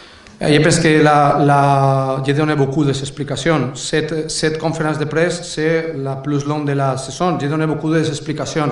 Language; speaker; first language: French; non-native, learner; Spanish